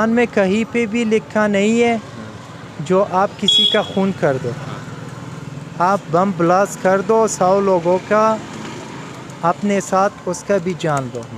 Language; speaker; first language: Hindi; non-native, learner; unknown